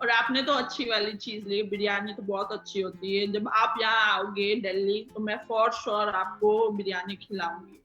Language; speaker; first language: Hindi; non-native, local second language; Marathi